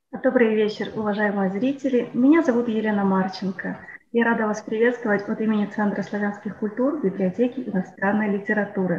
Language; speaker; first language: Russian; native; Russian